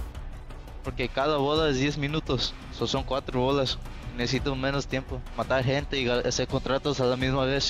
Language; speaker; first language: Spanish; early bilingual, heritage; English